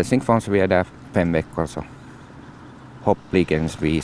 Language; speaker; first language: Swedish; non-native, learner; Finnish